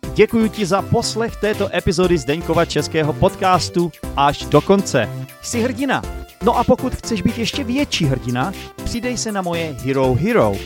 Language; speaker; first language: Czech; native; Czech